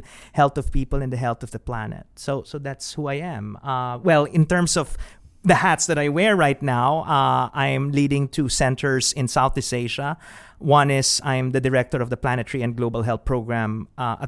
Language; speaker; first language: English; non-native, local second language; Filipino